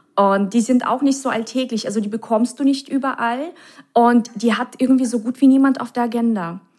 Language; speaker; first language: German; native; German